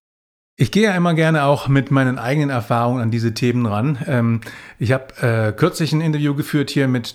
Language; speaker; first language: German; native; German